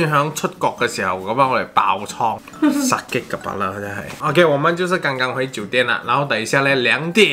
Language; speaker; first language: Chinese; non-native, local second language; Cantonese